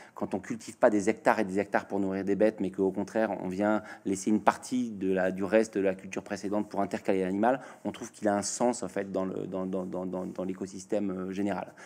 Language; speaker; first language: French; native; French